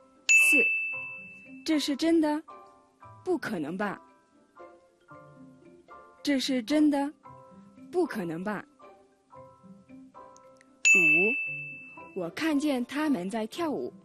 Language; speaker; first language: Chinese; non-native, fluent; Mongolian